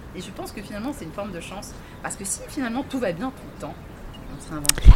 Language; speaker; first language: French; native; French